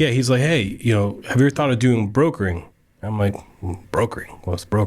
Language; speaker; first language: English; native; English